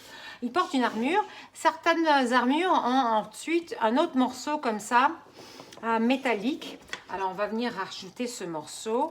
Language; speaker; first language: French; native; French